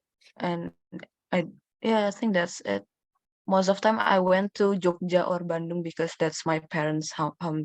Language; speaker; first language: English; non-native, learner; Indonesian